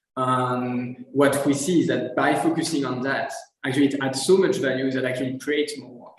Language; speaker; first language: English; non-native, fluent; French